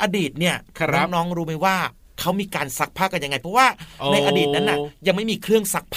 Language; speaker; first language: Thai; native; Thai